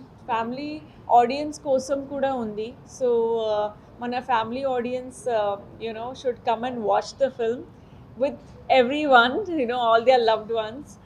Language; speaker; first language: Telugu; non-native, learner; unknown